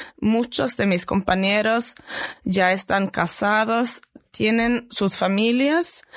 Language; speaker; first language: Spanish; non-native, fluent; Norwegian